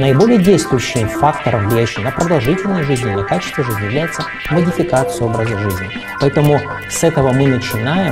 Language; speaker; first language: Russian; native; Russian